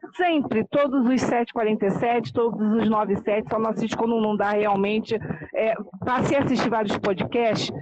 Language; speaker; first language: Portuguese; native; Portuguese